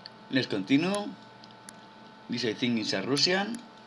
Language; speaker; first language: English; non-native, learner; Spanish